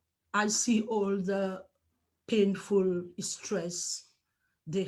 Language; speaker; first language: English; non-native, learner; Morisyen